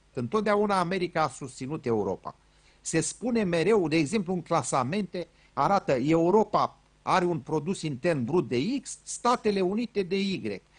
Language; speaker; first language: Romanian; native; Romanian